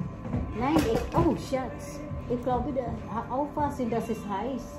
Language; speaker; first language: German; non-native, fluent; Filipino